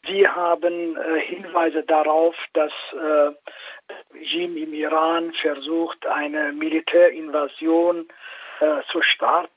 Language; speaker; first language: German; non-native, fluent; Kurdish